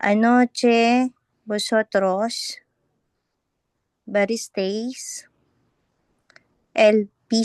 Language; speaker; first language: Spanish; non-native, learner; Filipino